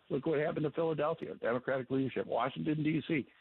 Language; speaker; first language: English; native; English